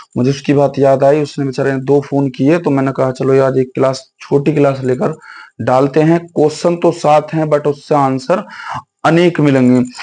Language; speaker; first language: Hindi; native; Hindi